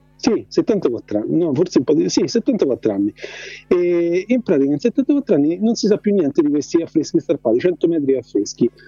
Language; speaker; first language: Italian; native; Italian